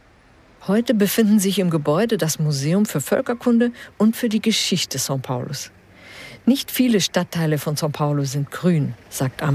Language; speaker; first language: German; early bilingual, heritage; German